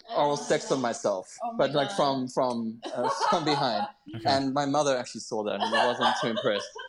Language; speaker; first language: English; native; English